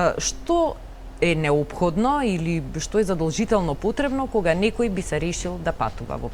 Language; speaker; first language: Macedonian; native; Macedonian